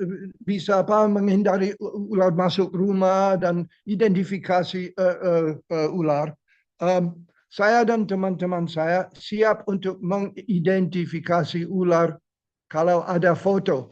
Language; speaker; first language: Indonesian; non-native, fluent; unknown